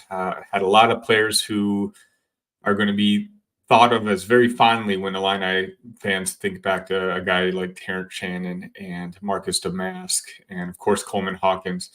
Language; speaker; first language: English; native; English